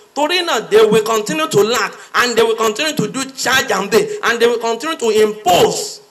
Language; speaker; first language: English; non-native, local second language; Yoruba